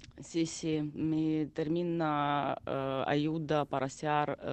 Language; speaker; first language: Spanish; non-native, learner; Ukrainian